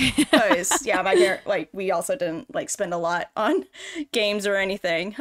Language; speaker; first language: English; native; English